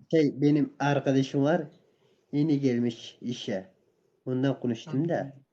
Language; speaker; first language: Turkish; non-native, learner; Persian